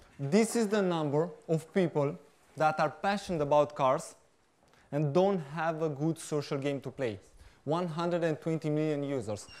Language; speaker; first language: English; non-native, fluent; Romanian